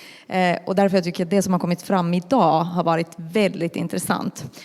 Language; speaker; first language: Swedish; non-native, local second language; Finnish